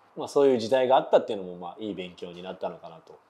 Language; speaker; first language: Japanese; native; Japanese